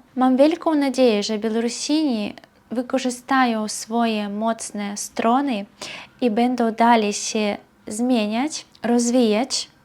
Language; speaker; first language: Polish; non-native, fluent; Belarusian